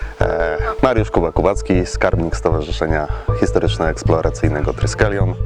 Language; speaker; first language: Polish; native; Polish